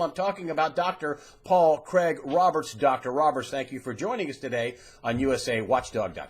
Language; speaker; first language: English; native; English